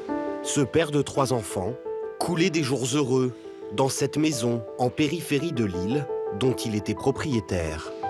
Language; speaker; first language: French; native; French